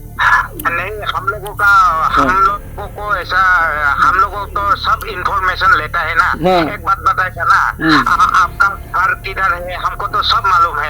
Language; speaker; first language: Hindi; non-native, local second language; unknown